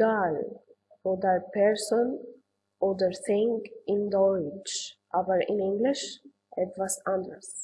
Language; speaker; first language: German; non-native, learner; Arabic